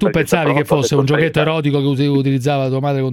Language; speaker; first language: Italian; native; Italian